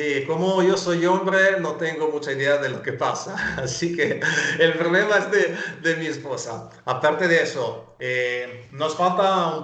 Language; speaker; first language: Spanish; non-native, fluent; Italian